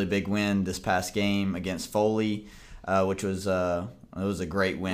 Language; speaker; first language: English; native; English